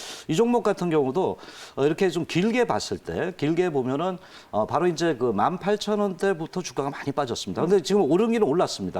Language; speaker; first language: Korean; native; Korean